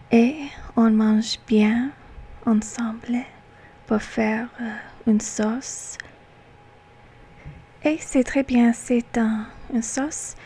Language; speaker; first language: French; non-native, learner; English